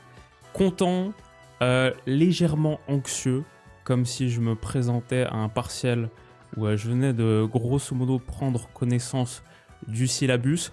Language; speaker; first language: French; native; French